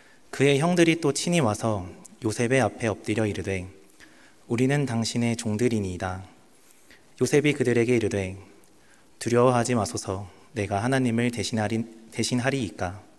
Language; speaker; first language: Korean; native; Korean